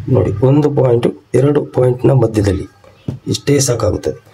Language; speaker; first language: Kannada; non-native, local second language; Tulu